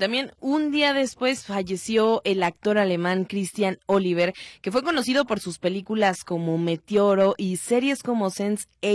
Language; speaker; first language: Spanish; native; Spanish